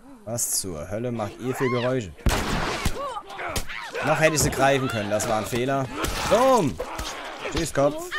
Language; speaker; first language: German; native; German